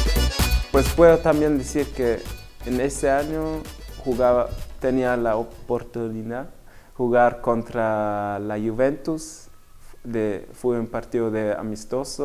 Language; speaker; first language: Spanish; early bilingual, heritage; Spanish